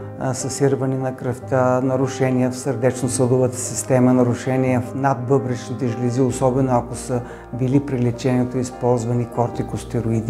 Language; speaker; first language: Bulgarian; native; Bulgarian